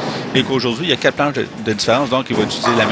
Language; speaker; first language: French; native; French